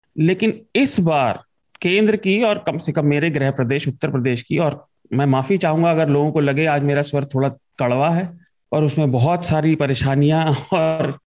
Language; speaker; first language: Hindi; native; Hindi